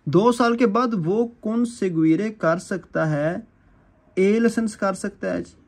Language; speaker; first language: Urdu; non-native, local second language; Punjabi